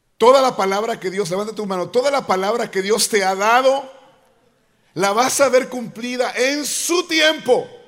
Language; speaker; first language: Spanish; native; Spanish